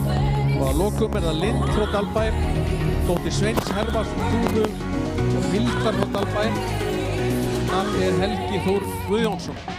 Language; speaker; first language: Icelandic; native; Icelandic